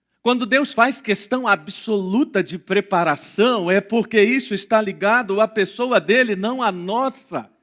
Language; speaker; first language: Portuguese; native; Portuguese